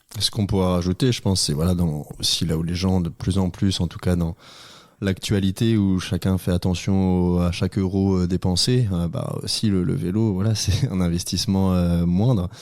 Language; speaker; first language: French; native; French